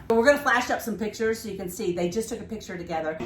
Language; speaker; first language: English; native; English